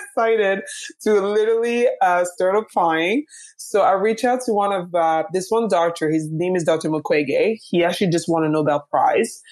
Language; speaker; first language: English; early bilingual, other home language; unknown